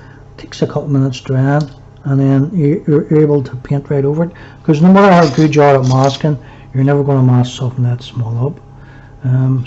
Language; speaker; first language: English; native; English